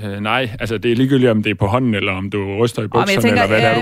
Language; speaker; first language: Danish; native; Danish